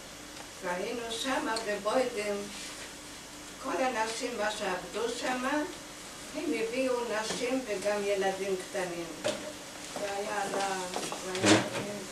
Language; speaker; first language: Hebrew; non-native, fluent; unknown